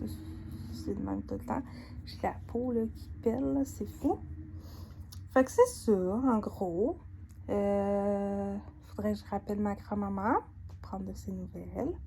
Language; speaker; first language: French; native; French